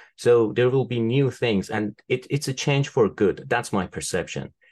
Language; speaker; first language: English; non-native, fluent; Persian